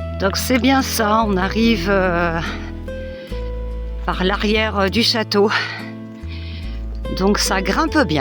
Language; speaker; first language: French; native; French